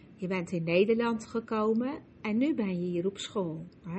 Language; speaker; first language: Dutch; native; Dutch